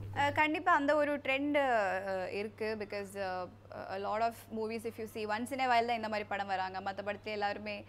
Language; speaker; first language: Tamil; non-native, local second language; Malayalam